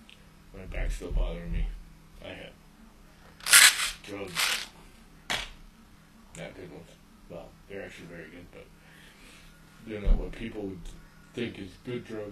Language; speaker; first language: English; native; English